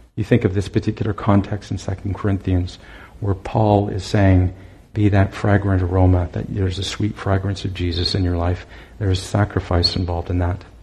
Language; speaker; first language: English; native; English